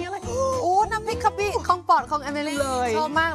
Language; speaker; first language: Thai; non-native, fluent; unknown